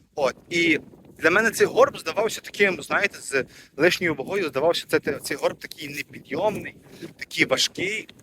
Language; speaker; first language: Ukrainian; native; Ukrainian